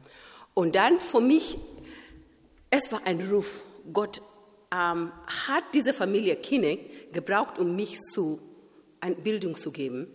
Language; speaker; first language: German; non-native, fluent; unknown